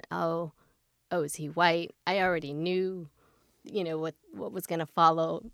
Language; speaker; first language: English; native; English